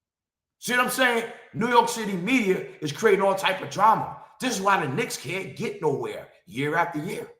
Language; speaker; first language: English; native; English